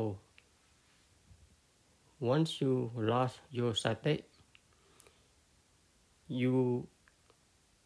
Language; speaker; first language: English; non-native, fluent; Khmer